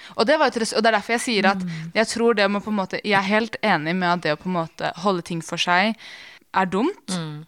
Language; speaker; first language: Norwegian; early bilingual, other home language; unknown